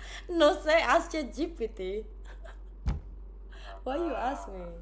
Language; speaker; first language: English; non-native, learner; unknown